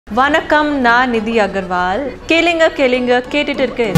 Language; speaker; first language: Tamil; non-native, learner; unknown